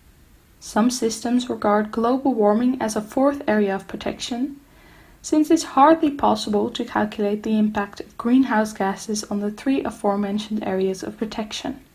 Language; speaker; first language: English; non-native, fluent; Dutch